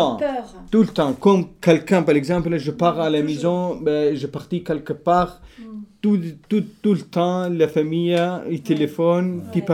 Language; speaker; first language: French; non-native, learner; Kurdish